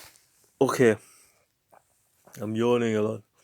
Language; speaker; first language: English; non-native, fluent; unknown